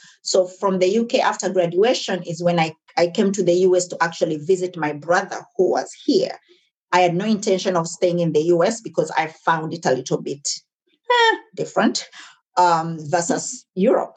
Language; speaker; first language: English; non-native, local second language; Ganda